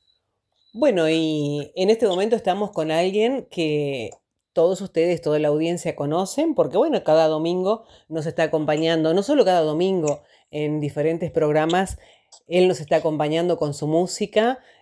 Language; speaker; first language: Spanish; native; Spanish